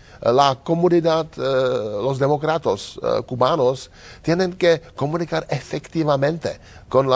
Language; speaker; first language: Spanish; non-native, learner; Czech